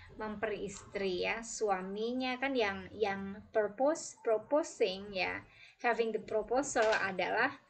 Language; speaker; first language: Indonesian; native; Indonesian